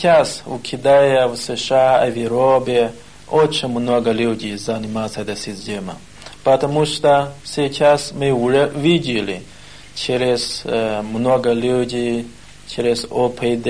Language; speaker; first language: Russian; non-native, learner; Chinese